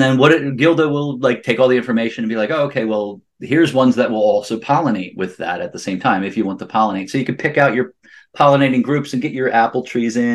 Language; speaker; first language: English; native; English